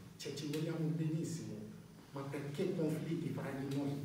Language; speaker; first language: Italian; non-native, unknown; French